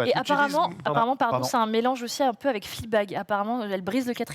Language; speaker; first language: French; native; French